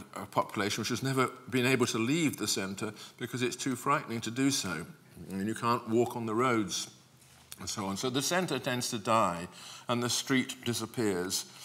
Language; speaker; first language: English; native; English